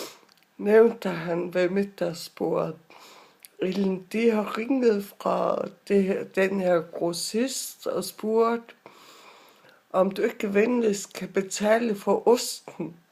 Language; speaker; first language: Danish; non-native, local second language; Faroese